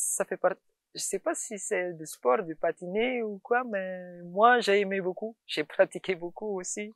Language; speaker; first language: French; non-native, local second language; Malagasy